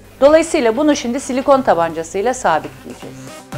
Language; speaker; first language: Turkish; native; Turkish